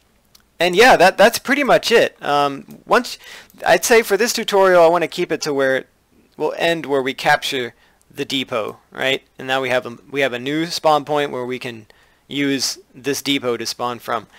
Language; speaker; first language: English; native; English